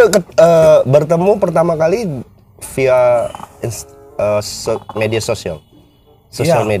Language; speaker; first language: Indonesian; native; Indonesian